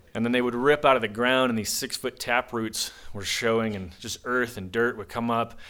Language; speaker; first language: English; native; English